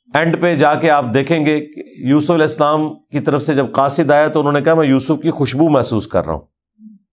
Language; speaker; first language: Urdu; non-native, local second language; Punjabi